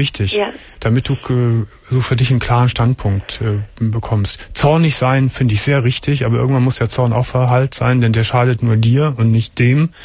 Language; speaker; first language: German; native; German